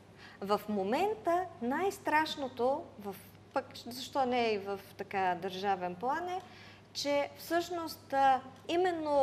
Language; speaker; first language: Bulgarian; native; Bulgarian